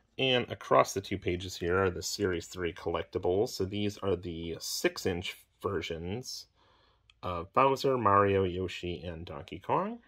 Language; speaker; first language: English; native; English